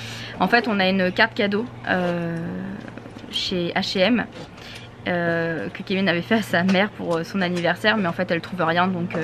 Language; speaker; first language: French; native; French